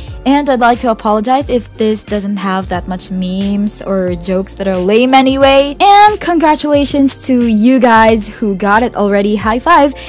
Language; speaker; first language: English; non-native, local second language; Filipino